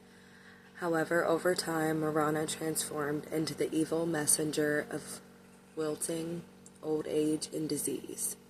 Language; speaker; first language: English; native; English